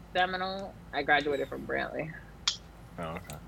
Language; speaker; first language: English; native; English